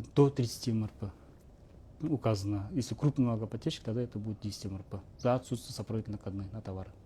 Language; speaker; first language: Russian; non-native, local second language; Kazakh